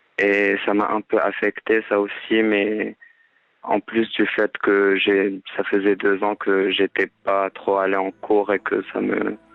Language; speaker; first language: French; non-native, local second language; Arabic